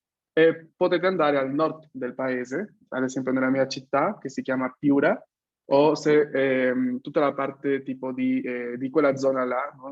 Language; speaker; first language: Italian; non-native, fluent; Spanish